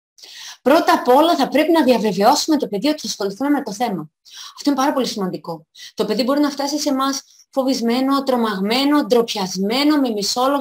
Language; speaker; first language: Greek; native; Greek